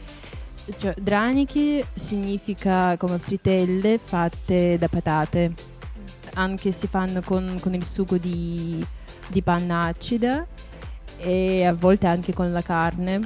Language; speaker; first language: Italian; non-native, fluent; Russian